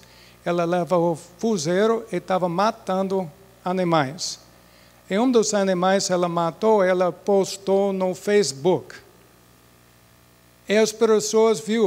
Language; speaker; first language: Portuguese; non-native, fluent; English